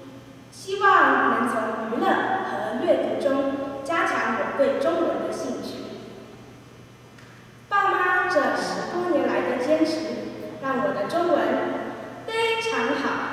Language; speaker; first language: Chinese; early bilingual, heritage; Chinese